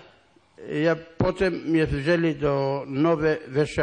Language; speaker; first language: Polish; non-native, local second language; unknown